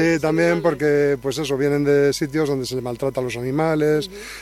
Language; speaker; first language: Spanish; native; Spanish